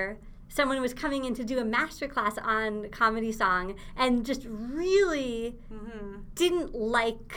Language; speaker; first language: English; native; English